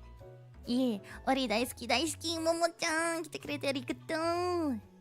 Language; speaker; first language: Japanese; non-native, learner; Indonesian